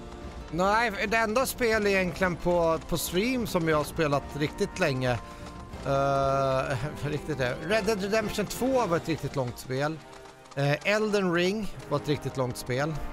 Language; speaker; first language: Swedish; native; Swedish